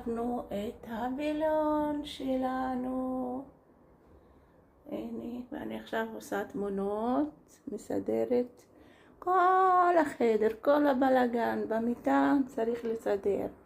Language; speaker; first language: Hebrew; non-native, learner; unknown